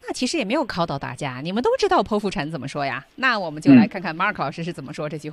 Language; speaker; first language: Chinese; native; Chinese